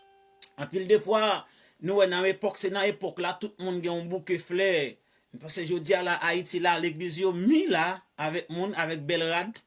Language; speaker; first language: French; non-native, learner; Haitian Creole